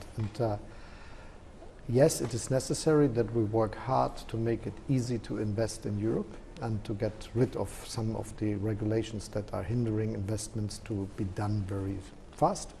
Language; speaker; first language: English; non-native, fluent; German